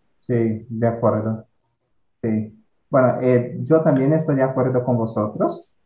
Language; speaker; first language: Spanish; non-native, fluent; Portuguese